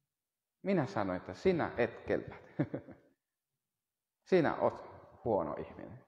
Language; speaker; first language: Finnish; non-native, fluent; Spanish